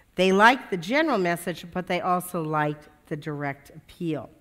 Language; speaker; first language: English; native; English